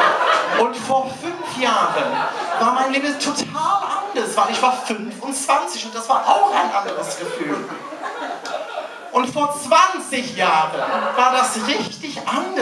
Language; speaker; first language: German; non-native, learner; English